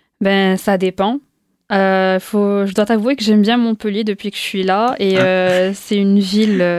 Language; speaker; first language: French; non-native, local second language; Arabic